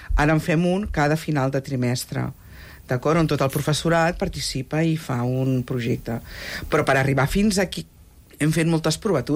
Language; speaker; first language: Catalan; native; Catalan